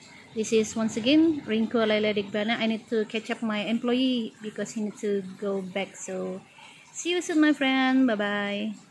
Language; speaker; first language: English; non-native, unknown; Indonesian